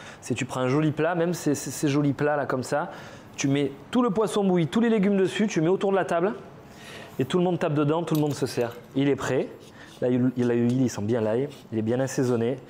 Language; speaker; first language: French; native; French